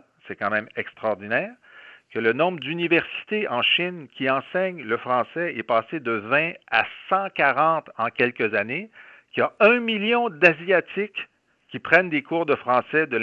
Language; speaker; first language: French; native; French